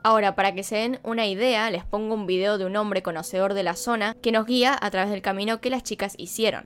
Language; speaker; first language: Spanish; native; Spanish